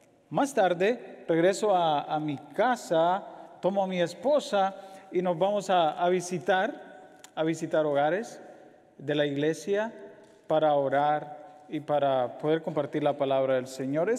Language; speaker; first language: Spanish; native; Spanish